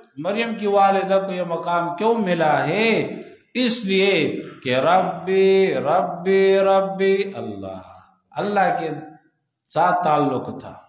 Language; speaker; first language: Urdu; non-native, local second language; Pashto